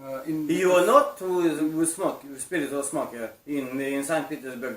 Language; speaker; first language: English; non-native, learner; Russian